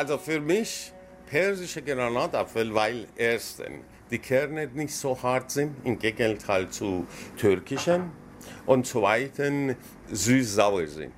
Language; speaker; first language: German; non-native, learner; Persian